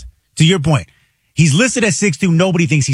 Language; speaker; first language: English; native; English